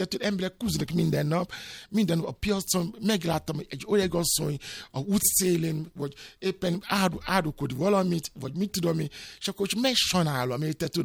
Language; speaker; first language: Hungarian; non-native, fluent; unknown